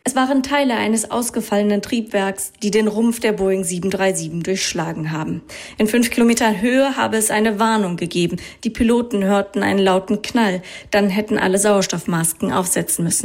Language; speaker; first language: German; native; German